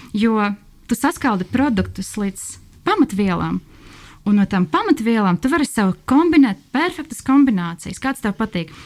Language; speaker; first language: Latvian; non-native, local second language; Russian